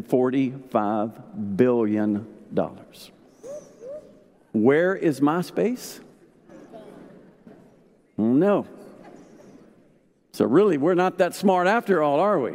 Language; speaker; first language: English; native; English